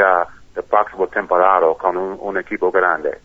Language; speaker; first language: Spanish; non-native, learner; English